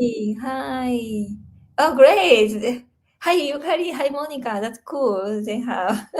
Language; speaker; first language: English; non-native, learner; Japanese